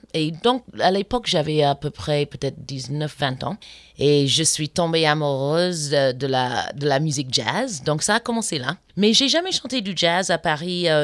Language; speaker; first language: French; non-native, fluent; English